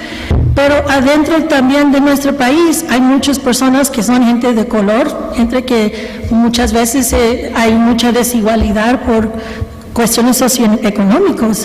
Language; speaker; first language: Spanish; early bilingual, heritage; Spanish